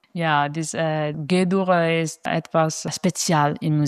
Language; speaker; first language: German; non-native, learner; Italian